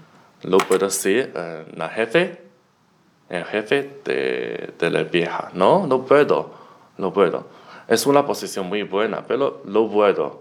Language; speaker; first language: Spanish; non-native, learner; Chinese